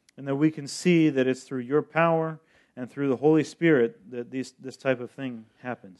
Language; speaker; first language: English; early bilingual, other home language; Spanish